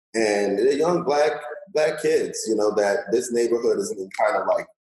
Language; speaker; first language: English; non-native, local second language; Yoruba